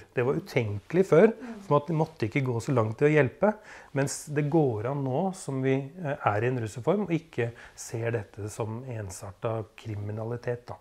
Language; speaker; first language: Norwegian; native; Norwegian